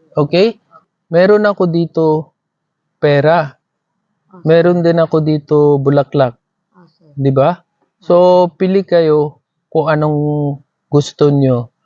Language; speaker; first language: Filipino; non-native, fluent; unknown